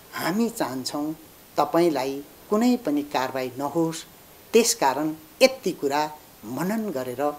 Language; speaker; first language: Nepali; native; Nepali